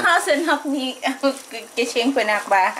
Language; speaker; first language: German; non-native, learner; Thai